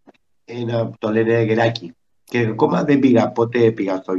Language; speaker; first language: Greek; early bilingual, heritage; Spanish